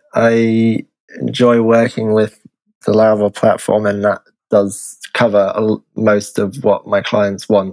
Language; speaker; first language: English; native; English